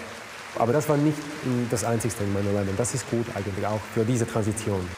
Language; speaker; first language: German; non-native, fluent; Slovak